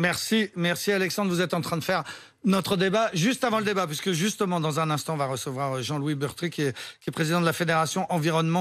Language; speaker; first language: French; native; French